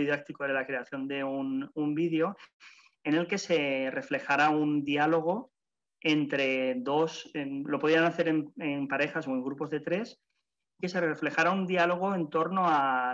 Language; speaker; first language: Spanish; native; Spanish